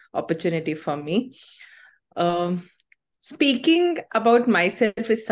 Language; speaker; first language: English; non-native, local second language; Tamil